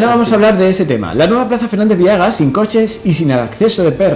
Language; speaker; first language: Spanish; native; Spanish